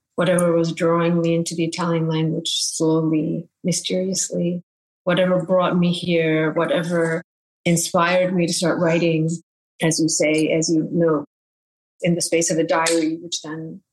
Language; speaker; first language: English; early bilingual, other home language; Bangla